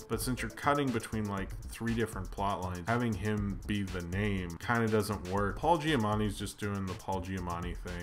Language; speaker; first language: English; native; English